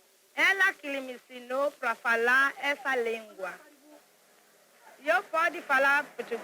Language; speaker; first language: Portuguese; early bilingual, heritage; Portuguese